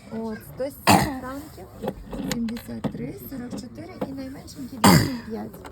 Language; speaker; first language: Ukrainian; native; Ukrainian